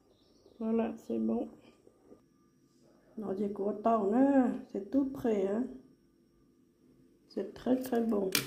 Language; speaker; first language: French; non-native, learner; Hmong